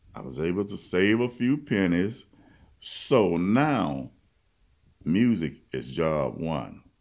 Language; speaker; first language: English; native; English